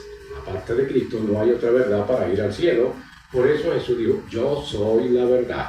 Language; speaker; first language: Spanish; native; Spanish